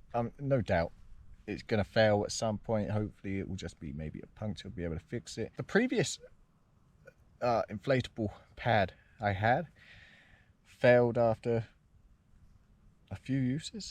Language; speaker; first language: English; native; English